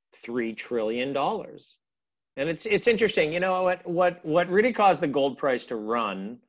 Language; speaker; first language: English; native; English